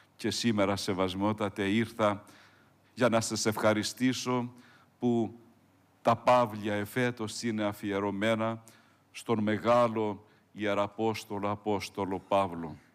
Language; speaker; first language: Greek; native; Greek